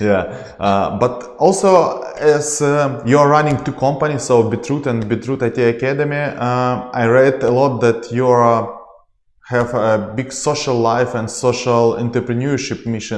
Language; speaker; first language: English; non-native, learner; Ukrainian